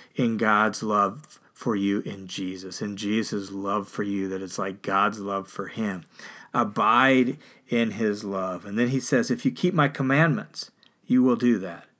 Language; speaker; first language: English; native; English